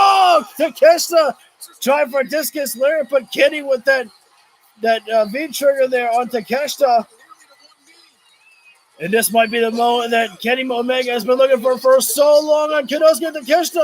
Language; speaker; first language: English; native; English